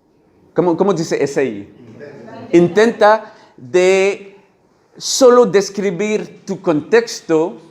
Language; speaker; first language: Spanish; non-native, learner; French